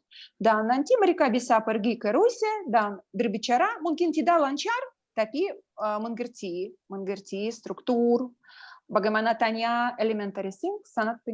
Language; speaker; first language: Indonesian; non-native, learner; Russian